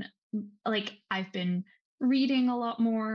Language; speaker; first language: English; native; English